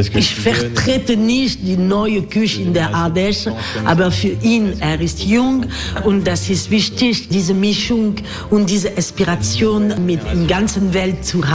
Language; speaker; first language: German; non-native, learner; French